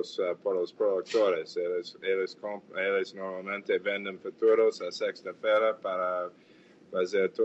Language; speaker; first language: Portuguese; non-native, fluent; English